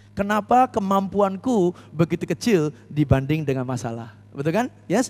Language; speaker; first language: Indonesian; non-native, fluent; English